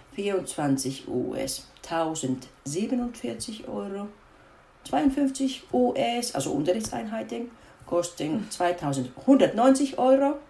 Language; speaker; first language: German; non-native, fluent; Finnish